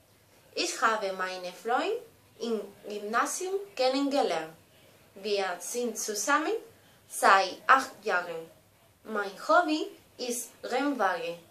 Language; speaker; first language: German; non-native, learner; Spanish